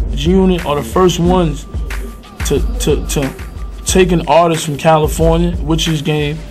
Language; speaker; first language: English; native; English